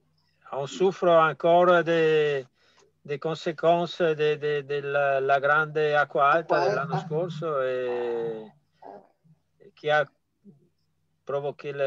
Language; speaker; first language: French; non-native, fluent; Italian